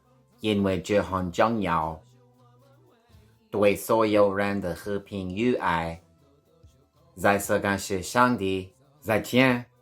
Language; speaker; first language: Chinese; non-native, learner; English